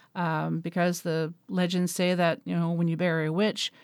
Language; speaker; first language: English; native; English